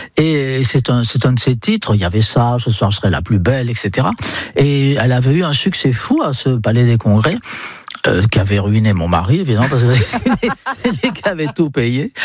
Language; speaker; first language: French; non-native, fluent; English